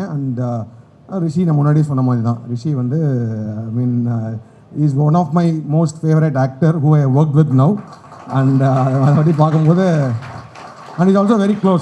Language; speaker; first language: Tamil; native; Tamil